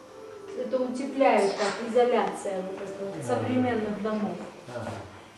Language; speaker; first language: Russian; native; Russian